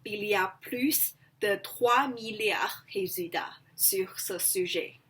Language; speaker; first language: French; non-native, learner; Chinese